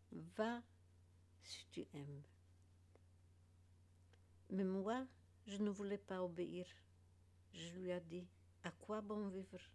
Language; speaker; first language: French; non-native, fluent; Polish